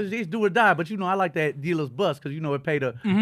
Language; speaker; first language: English; native; English